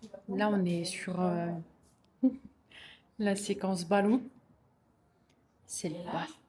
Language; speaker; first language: French; native; French